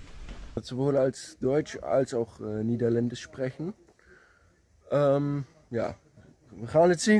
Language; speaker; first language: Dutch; non-native, learner; German